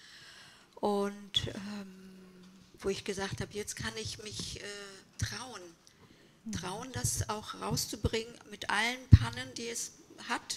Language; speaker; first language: German; early bilingual, other home language; Kurdish